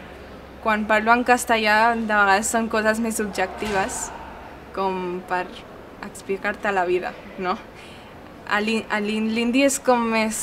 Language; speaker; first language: Catalan; non-native, local second language; Hindi